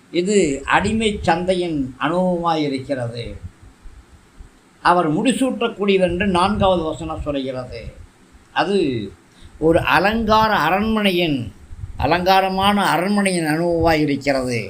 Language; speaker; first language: Tamil; native; Tamil